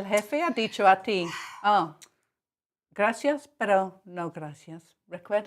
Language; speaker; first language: Spanish; non-native, learner; English